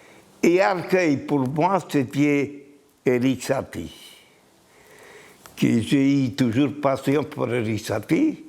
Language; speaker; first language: French; non-native, fluent; Spanish